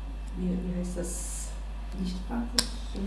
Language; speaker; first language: German; non-native, learner; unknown